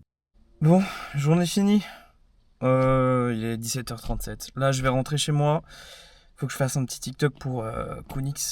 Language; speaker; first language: French; native; French